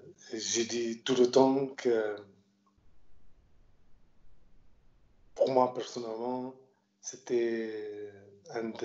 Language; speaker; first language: French; non-native, local second language; Portuguese